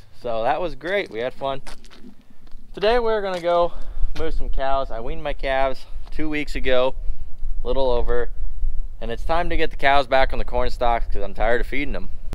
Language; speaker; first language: English; native; English